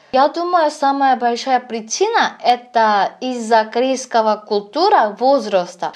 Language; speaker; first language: Russian; non-native, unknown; Korean